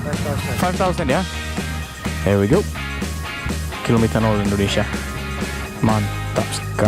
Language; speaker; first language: Indonesian; non-native, learner; Danish